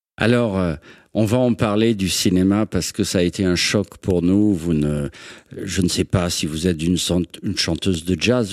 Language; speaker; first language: French; native; French